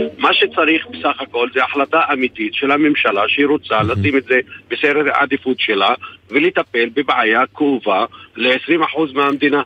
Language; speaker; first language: Hebrew; non-native, local second language; Arabic